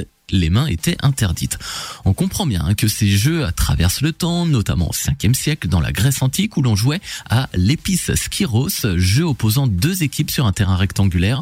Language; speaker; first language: French; native; French